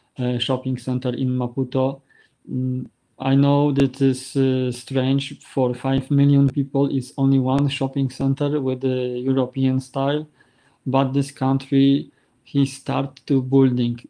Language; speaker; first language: English; non-native, learner; Polish